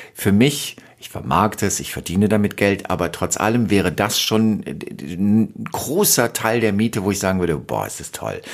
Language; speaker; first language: German; native; German